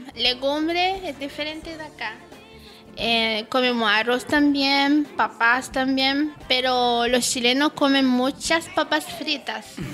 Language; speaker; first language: Spanish; non-native, learner; Haitian Creole